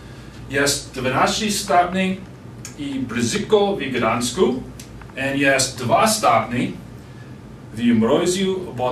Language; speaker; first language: Polish; non-native, learner; English